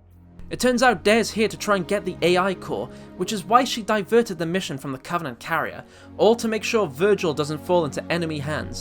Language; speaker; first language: English; native; English